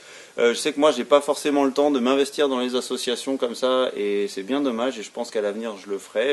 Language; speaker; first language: French; native; French